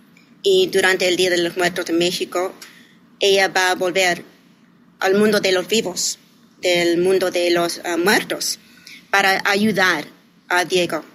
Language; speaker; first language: Spanish; early bilingual, heritage; English